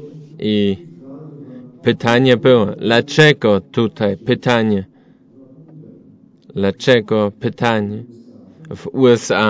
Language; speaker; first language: Polish; non-native, learner; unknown